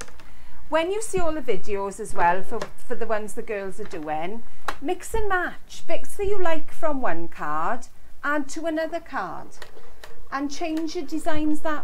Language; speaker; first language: English; native; English